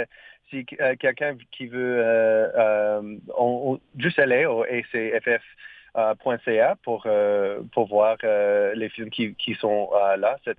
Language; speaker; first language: French; non-native, learner; English